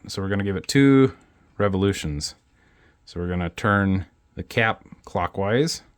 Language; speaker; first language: English; native; English